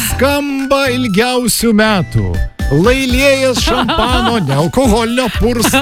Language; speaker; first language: Lithuanian; native; Lithuanian